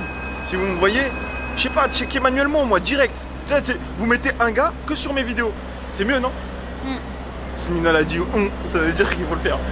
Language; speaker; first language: French; native; French